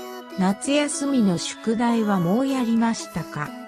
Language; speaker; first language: Japanese; non-native, learner; English